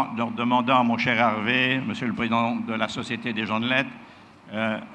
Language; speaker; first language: French; native; French